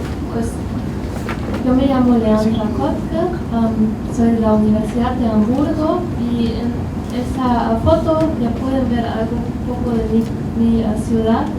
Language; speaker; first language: Spanish; non-native, fluent; German